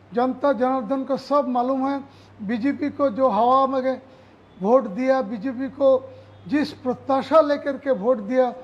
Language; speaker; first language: Hindi; non-native, local second language; Bangla